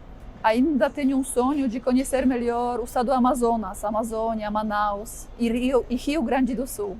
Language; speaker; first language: Portuguese; non-native, fluent; Polish